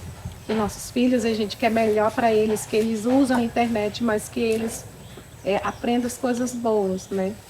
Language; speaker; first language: Portuguese; non-native, local second language; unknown